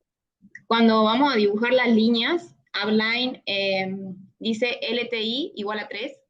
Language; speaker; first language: Spanish; native; Spanish